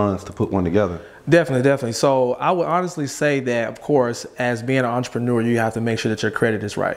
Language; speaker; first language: English; native; English